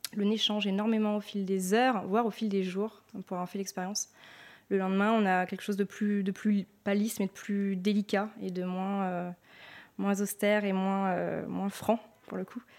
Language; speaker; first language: French; native; French